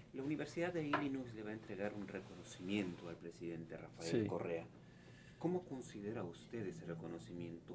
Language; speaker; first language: Spanish; native; Spanish